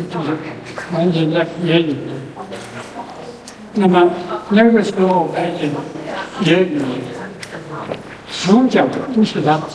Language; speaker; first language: Chinese; non-native, local second language; Min Nan Chinese